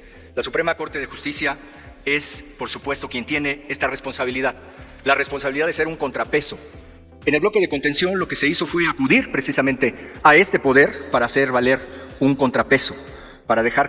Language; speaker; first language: Spanish; native; Spanish